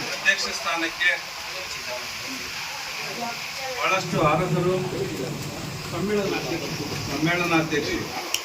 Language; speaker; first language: Kannada; native; Kannada